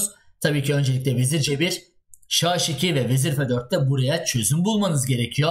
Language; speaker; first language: Turkish; native; Turkish